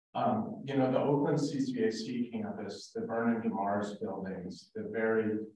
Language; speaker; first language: English; native; English